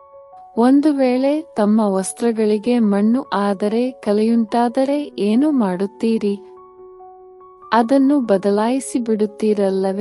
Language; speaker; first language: Kannada; native; Kannada